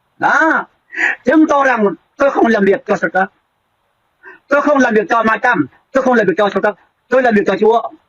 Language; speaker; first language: Vietnamese; non-native, local second language; Jarai